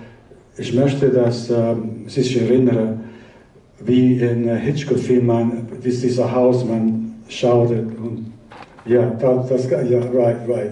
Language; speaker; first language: German; early bilingual, heritage; Italian